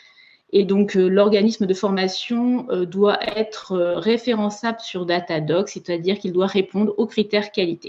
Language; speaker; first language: French; native; French